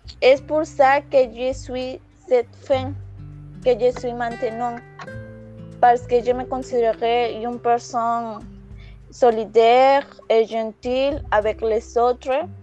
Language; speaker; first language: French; non-native, learner; Spanish